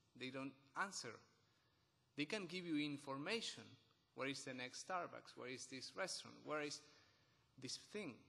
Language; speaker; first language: English; non-native, fluent; Spanish